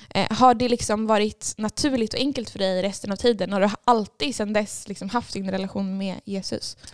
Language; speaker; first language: Swedish; native; Swedish